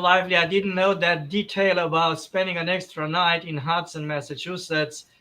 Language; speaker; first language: English; non-native, fluent; Romanian